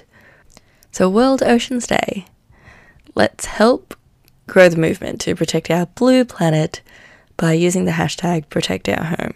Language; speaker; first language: English; non-native, local second language; Filipino